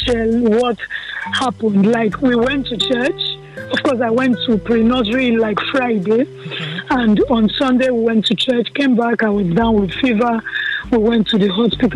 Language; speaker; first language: English; non-native, local second language; Yoruba